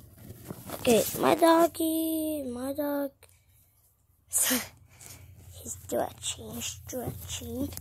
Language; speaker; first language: English; native; English